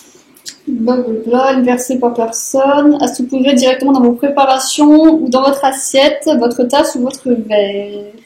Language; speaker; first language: French; native; French